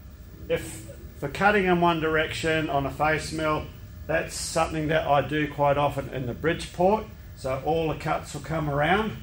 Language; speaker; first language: English; native; English